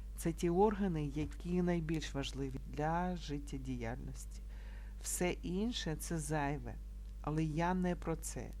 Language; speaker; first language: Ukrainian; non-native, local second language; Russian